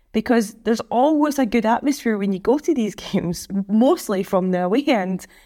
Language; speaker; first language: English; native; English